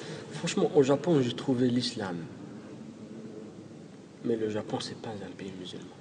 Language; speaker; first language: French; non-native, local second language; Arabic